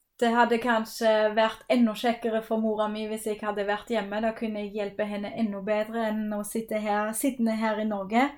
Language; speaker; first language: Norwegian; non-native, fluent; German